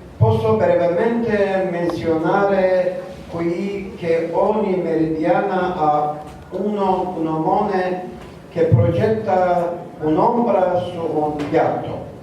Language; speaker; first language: Italian; non-native, learner; Persian